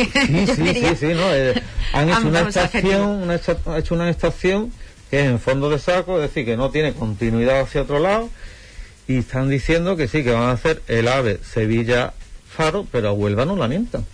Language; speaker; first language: Spanish; native; Spanish